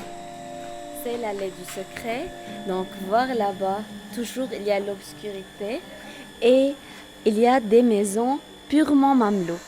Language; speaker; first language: French; non-native, local second language; Arabic